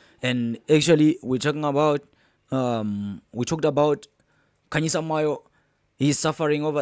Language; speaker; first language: English; non-native, local second language; Zulu